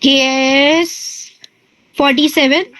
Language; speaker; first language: Spanish; non-native, learner; Hindi